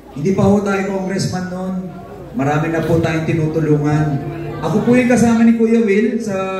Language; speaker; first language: Filipino; native; Filipino